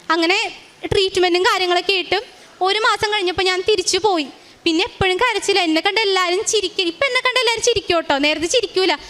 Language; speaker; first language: Malayalam; native; Malayalam